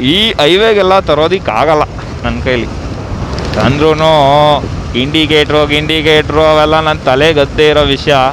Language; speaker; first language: Kannada; native; Kannada